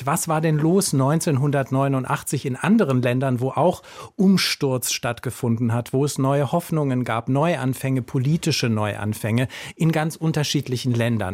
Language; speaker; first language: German; native; German